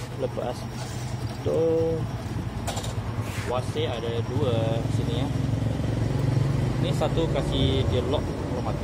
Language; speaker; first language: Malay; non-native, local second language; Chinese